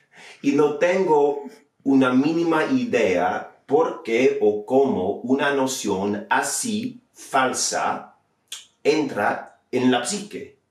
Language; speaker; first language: Spanish; non-native, fluent; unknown